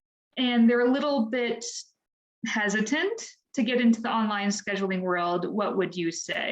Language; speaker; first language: English; native; English